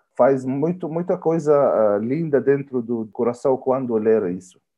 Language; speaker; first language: Portuguese; non-native, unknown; Arabic